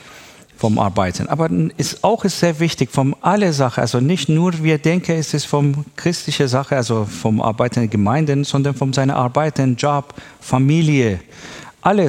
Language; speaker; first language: German; non-native, learner; Persian